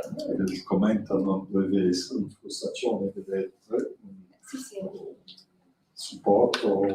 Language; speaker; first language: Italian; non-native, learner; French